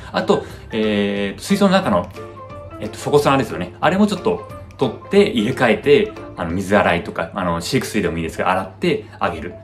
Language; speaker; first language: Japanese; early bilingual, heritage; Japanese